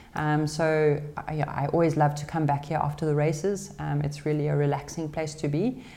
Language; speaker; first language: English; native; English